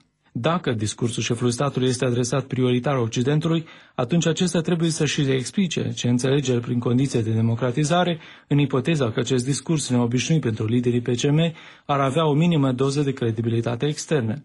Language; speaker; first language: Romanian; native; Romanian